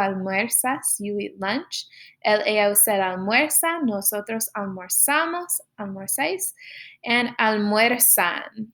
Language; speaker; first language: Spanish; non-native, fluent; English